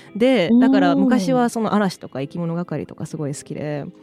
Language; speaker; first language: Japanese; early bilingual, heritage; English